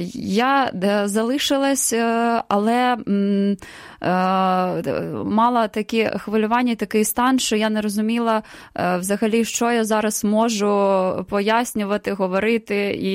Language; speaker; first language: Ukrainian; native; Ukrainian